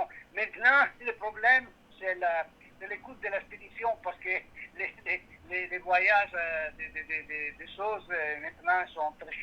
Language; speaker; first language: French; non-native, learner; Italian